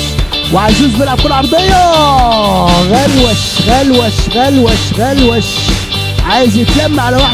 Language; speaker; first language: Arabic; native; Arabic